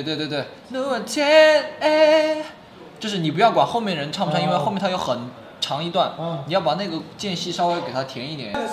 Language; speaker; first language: Chinese; native; Chinese